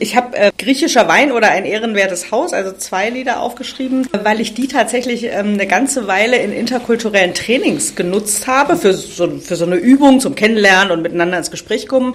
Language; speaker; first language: German; native; German